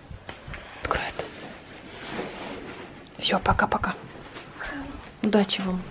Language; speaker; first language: Russian; native; Russian